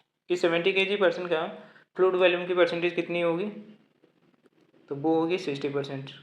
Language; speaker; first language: Hindi; native; Hindi